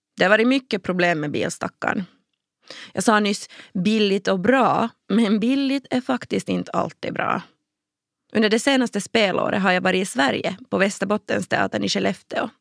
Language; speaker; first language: Swedish; native; Swedish